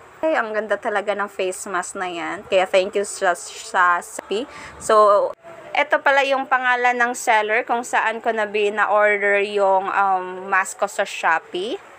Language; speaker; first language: Filipino; non-native, local second language; Cebuano